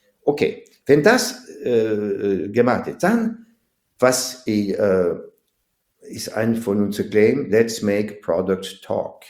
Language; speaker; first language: German; non-native, fluent; French